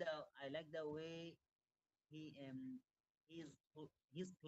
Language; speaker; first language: English; non-native, learner; Bangla